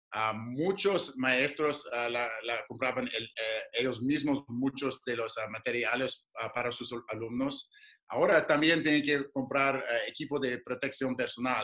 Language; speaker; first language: Spanish; non-native, fluent; English